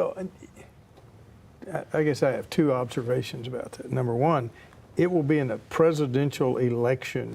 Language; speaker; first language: English; native; English